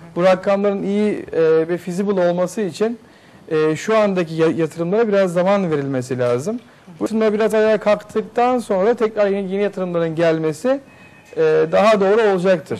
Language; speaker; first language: Turkish; native; Turkish